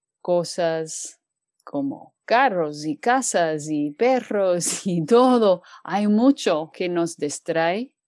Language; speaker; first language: Spanish; non-native, fluent; English